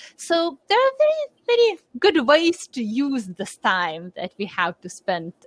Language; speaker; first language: English; non-native, fluent; Lithuanian